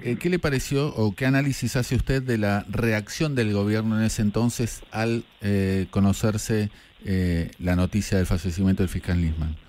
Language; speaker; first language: Spanish; native; Spanish